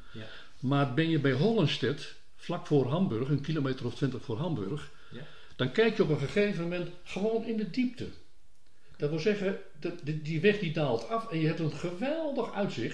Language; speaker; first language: Dutch; native; Dutch